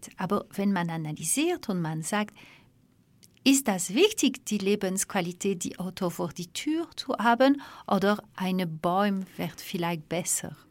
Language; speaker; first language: German; non-native, fluent; Dutch